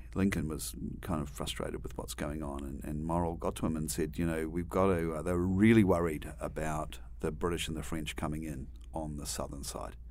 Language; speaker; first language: English; native; English